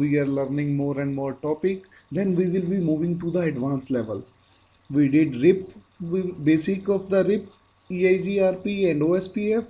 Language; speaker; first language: English; non-native, local second language; Hindi